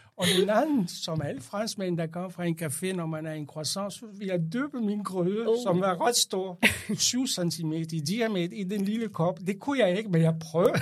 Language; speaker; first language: Danish; non-native, fluent; French